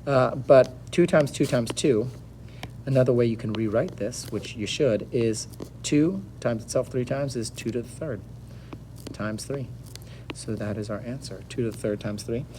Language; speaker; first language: English; native; English